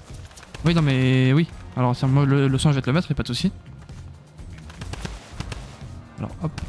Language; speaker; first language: French; native; French